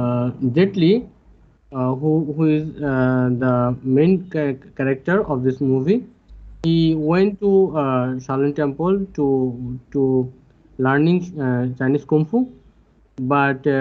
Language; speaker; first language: English; non-native, learner; Bangla